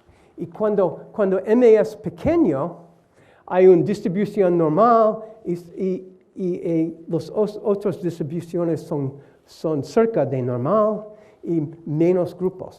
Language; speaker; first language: Spanish; non-native, learner; English